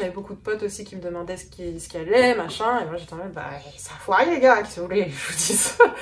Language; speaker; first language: French; native; French